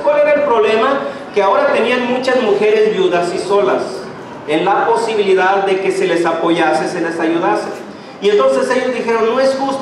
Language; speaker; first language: Spanish; native; Spanish